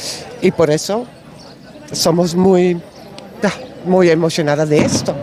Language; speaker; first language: Spanish; non-native, learner; Dutch